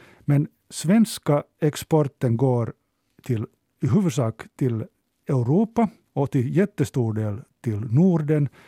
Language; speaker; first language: Swedish; native; Swedish